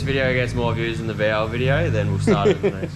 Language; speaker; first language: English; native; English